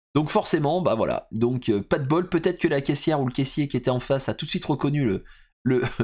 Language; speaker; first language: French; native; French